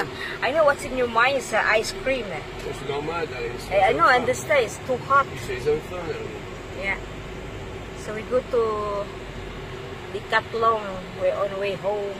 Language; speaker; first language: English; non-native, local second language; Cebuano